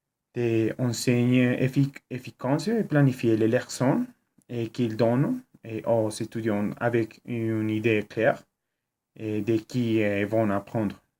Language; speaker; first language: French; non-native, learner; Spanish